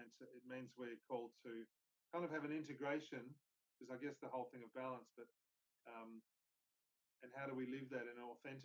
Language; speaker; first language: English; native; English